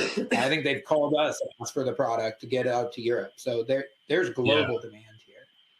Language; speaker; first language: English; native; English